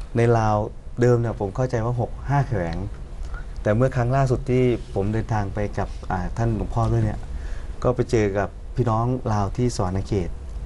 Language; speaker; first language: Thai; non-native, local second language; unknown